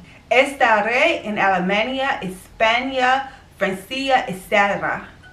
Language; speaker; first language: Spanish; non-native, learner; English